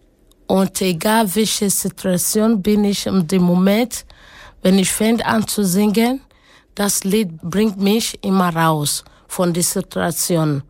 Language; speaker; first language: German; non-native, learner; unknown